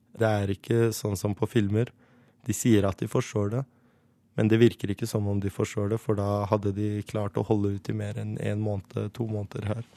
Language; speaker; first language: Norwegian; early bilingual, other home language; Kurdish